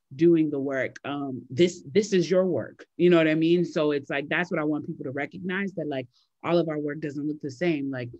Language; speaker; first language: English; native; English